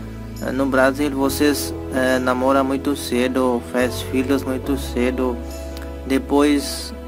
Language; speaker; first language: Portuguese; non-native, learner; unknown